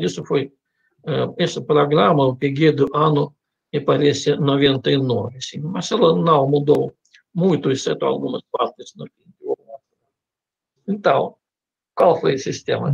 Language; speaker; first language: Portuguese; non-native, fluent; Russian